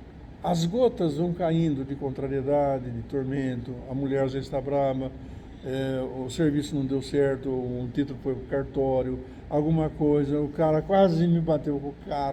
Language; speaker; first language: Portuguese; native; Portuguese